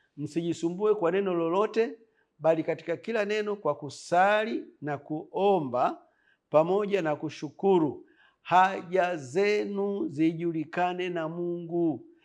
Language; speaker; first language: Swahili; native; Swahili